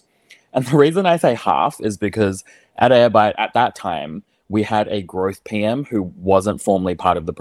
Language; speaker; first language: English; native; English